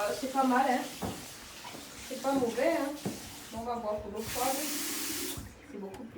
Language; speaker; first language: French; native; French